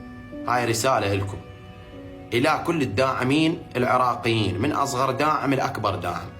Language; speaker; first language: Arabic; native; Arabic